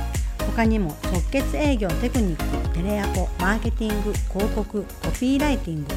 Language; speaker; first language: Japanese; native; Japanese